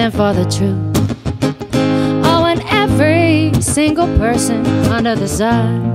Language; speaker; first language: English; native; English